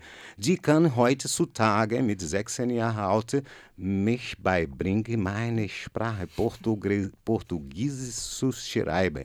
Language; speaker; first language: German; non-native, learner; Portuguese